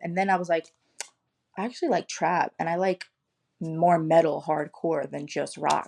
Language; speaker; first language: English; native; English